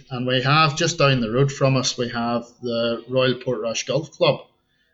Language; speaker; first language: English; native; English